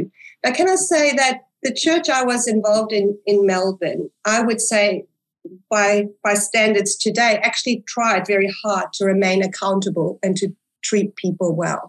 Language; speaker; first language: English; early bilingual, other home language; German